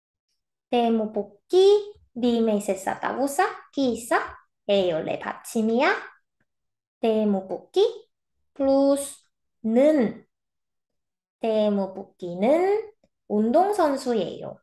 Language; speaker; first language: Finnish; non-native, fluent; Korean